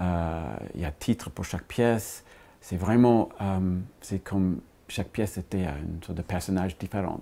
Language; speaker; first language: French; non-native, fluent; English